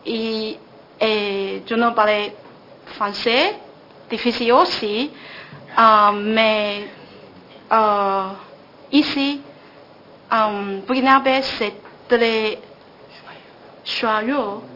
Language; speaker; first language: French; non-native, learner; Chinese